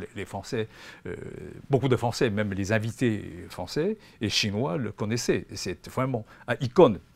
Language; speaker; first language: French; non-native, fluent; Chinese